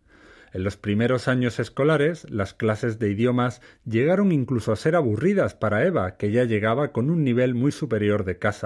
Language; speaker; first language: Spanish; native; Spanish